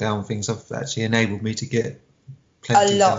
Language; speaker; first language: English; native; English